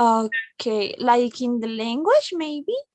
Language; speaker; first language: English; non-native, learner; Spanish